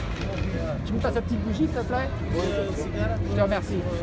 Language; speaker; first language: French; native; French